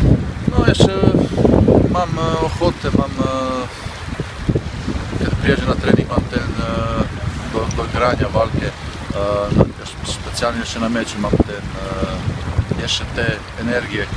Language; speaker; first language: Polish; non-native, learner; Slovenian